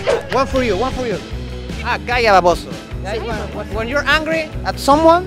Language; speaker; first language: English; non-native, fluent; Spanish